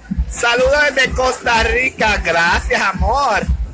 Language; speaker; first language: Spanish; native; Spanish